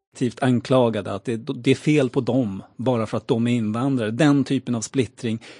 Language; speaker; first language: Swedish; native; Swedish